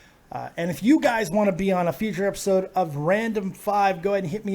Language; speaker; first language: English; native; English